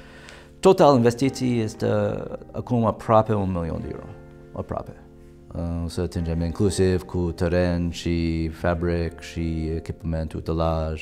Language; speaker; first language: Romanian; non-native, learner; English